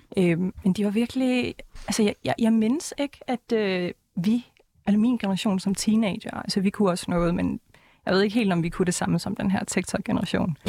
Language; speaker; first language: Danish; early bilingual, other home language; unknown